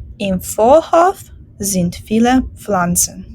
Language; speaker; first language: German; non-native, fluent; Ukrainian